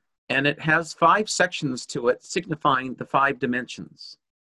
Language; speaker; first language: English; native; English